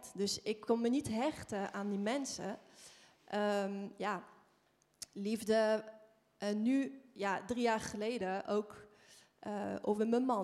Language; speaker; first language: Dutch; non-native, fluent; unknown